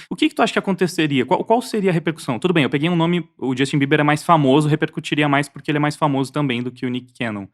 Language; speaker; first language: Portuguese; native; Portuguese